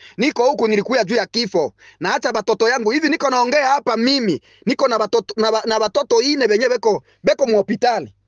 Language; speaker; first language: Swahili; non-native, local second language; Bembe